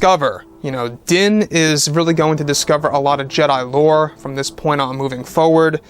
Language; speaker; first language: English; native; English